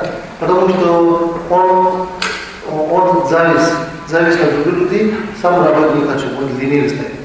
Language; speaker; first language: Russian; non-native, learner; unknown